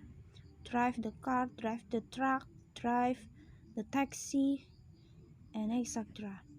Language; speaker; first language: English; non-native, fluent; Indonesian